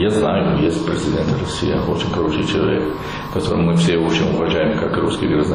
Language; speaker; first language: Russian; non-native, learner; Italian